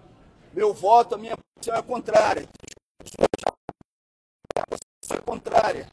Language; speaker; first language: Portuguese; native; Portuguese